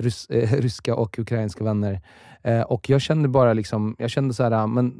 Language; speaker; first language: Swedish; early bilingual, other home language; Russian